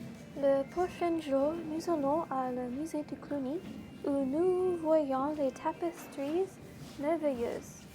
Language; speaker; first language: French; non-native, learner; English